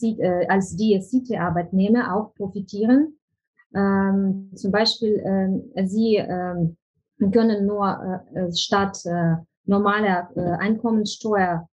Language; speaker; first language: German; non-native, fluent; Ukrainian